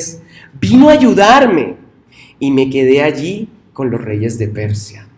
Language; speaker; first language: Spanish; native; Spanish